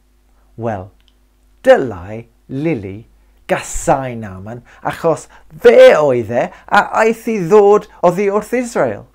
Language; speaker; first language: Welsh; non-native, local second language; English